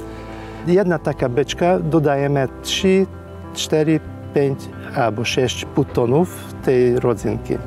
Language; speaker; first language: Polish; non-native, fluent; Hungarian